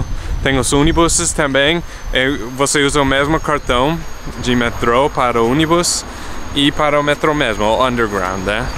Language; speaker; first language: Portuguese; non-native, fluent; English